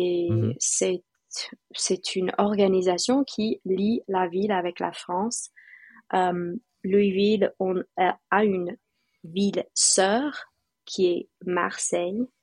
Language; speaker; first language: French; non-native, fluent; English